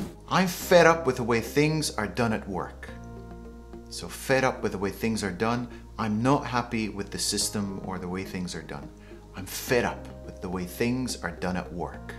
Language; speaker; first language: English; native; English